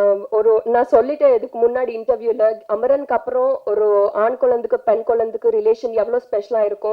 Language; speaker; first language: Tamil; non-native, learner; Telugu